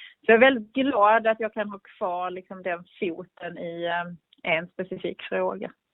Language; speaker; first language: Swedish; native; Swedish